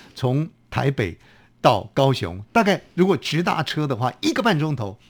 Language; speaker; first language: Chinese; native; Chinese